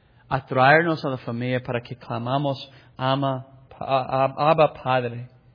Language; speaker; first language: Spanish; non-native, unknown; English